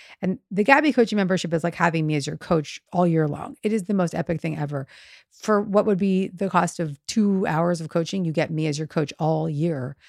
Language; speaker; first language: English; native; English